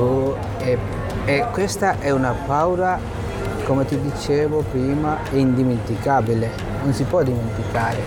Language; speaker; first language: Italian; non-native, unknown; Bangla